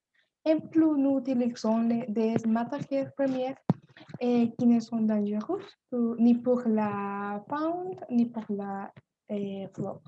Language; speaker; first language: French; non-native, learner; Spanish